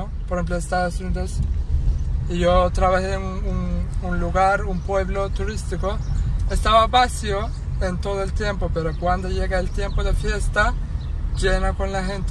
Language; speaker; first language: Spanish; non-native, fluent; Turkish